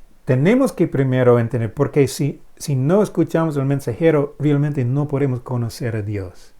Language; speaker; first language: Spanish; non-native, fluent; English